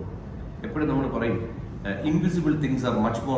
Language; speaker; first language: Malayalam; native; Malayalam